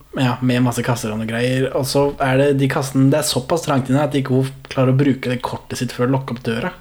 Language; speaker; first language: Norwegian; native; Norwegian